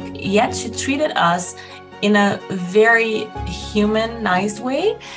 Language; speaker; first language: English; non-native, fluent; Portuguese